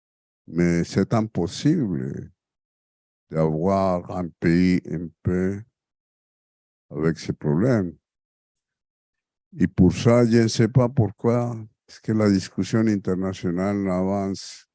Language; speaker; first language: French; non-native, fluent; Spanish